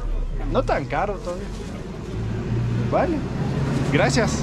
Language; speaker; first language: Spanish; non-native, learner; Danish